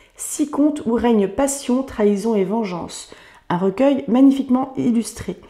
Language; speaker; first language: French; native; French